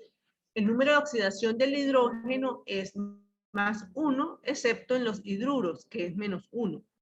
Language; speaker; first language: Spanish; native; Spanish